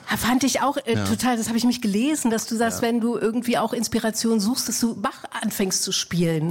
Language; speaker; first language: German; native; German